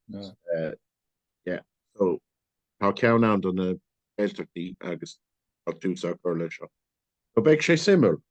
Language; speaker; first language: Irish; non-native, local second language; English